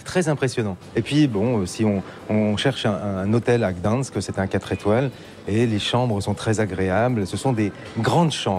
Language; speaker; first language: French; native; French